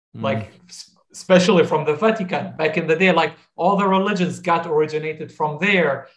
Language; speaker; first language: English; non-native, fluent; Arabic